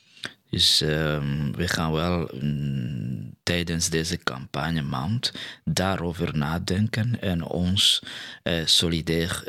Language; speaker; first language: Dutch; non-native, fluent; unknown